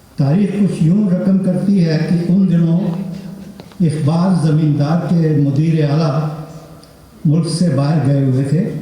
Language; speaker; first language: Urdu; non-native, local second language; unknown